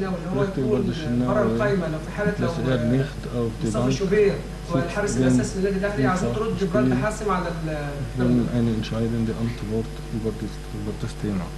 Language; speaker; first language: German; non-native, fluent; Arabic